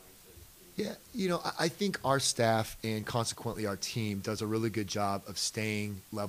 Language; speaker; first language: English; native; English